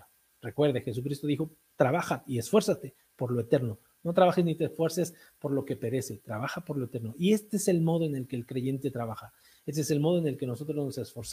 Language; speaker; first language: Spanish; native; Spanish